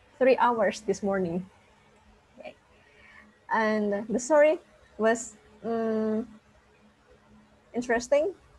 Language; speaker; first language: English; non-native, fluent; Indonesian